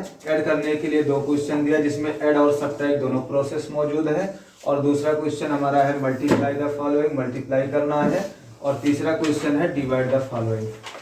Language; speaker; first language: Hindi; native; Hindi